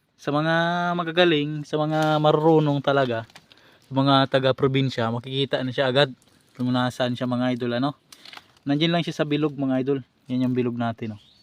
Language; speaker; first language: Filipino; native; Filipino